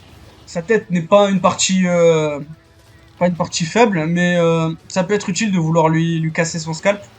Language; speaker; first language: French; native; French